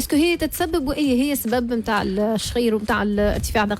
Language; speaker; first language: Arabic; native; Arabic